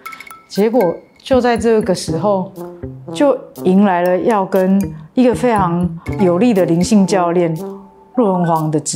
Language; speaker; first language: Chinese; native; Chinese